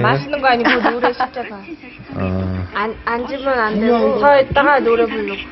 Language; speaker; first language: Korean; non-native, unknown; Mongolian